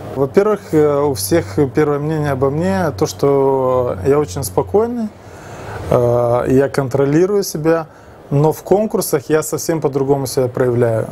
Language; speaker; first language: Russian; native; Russian